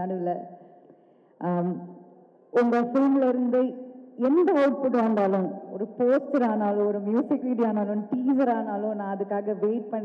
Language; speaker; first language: Tamil; non-native, local second language; Malayalam